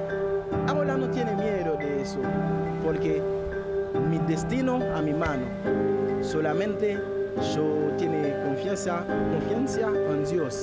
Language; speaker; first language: Spanish; non-native, learner; Haitian Creole